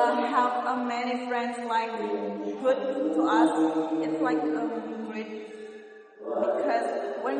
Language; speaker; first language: English; non-native, learner; Indonesian